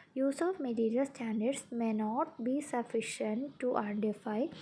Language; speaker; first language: English; non-native, local second language; Malayalam